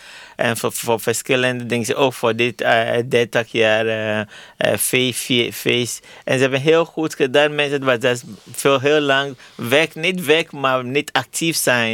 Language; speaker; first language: Dutch; non-native, learner; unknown